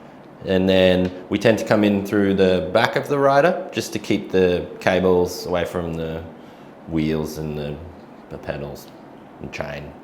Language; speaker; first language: English; native; English